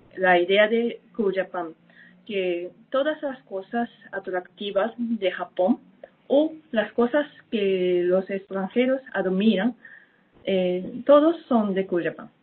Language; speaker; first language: Spanish; non-native, fluent; Japanese